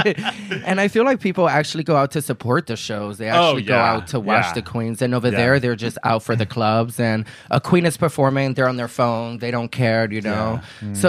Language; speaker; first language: English; early bilingual, other home language; Spanish